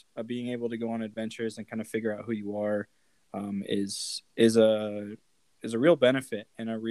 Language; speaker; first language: English; native; English